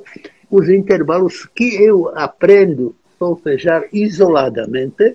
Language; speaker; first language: Portuguese; non-native, fluent; Czech